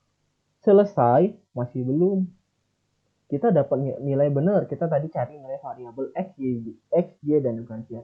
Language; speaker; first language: Indonesian; native; Indonesian